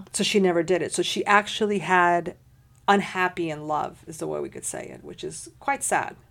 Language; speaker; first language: English; early bilingual, heritage; Spanish